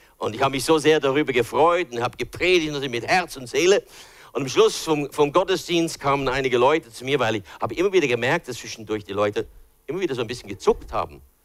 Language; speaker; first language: German; early bilingual, other home language; English